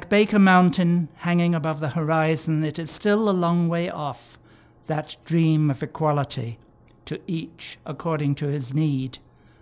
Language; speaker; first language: English; native; English